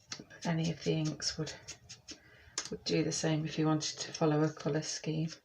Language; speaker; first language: English; native; English